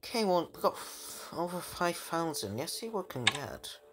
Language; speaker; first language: English; native; English